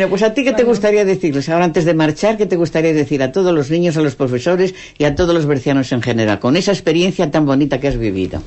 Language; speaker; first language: Spanish; native; Spanish